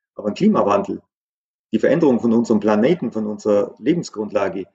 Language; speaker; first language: German; native; German